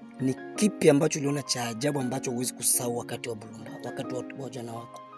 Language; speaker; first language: Swahili; native; Swahili